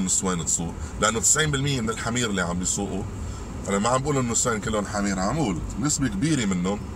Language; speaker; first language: Arabic; native; Arabic